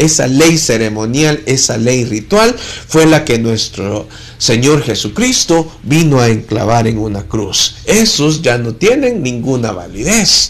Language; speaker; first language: Spanish; native; Spanish